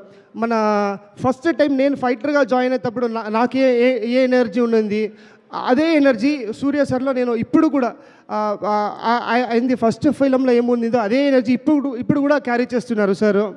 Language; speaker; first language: Telugu; non-native, learner; Kannada